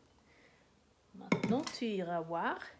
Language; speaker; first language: French; non-native, learner; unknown